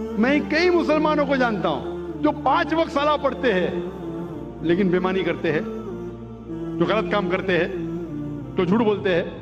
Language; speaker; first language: Urdu; non-native, local second language; Konkani